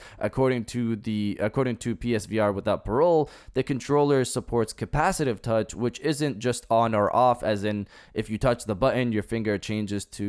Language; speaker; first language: English; native; English